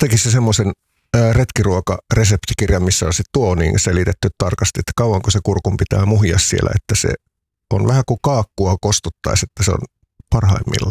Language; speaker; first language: Finnish; native; Finnish